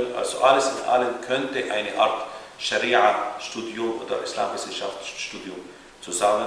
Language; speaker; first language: German; non-native, fluent; Arabic